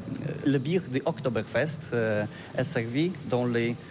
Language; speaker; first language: French; non-native, learner; Polish